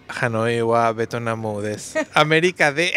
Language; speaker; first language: Japanese; non-native, learner; Spanish